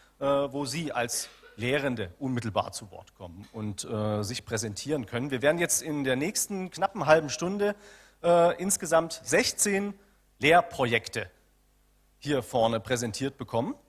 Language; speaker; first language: German; native; German